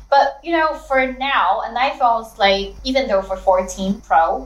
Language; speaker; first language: English; non-native, fluent; Chinese